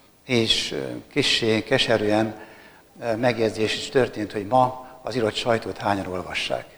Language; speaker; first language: Hungarian; native; Hungarian